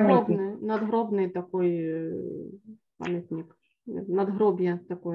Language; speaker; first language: Polish; non-native, learner; Ukrainian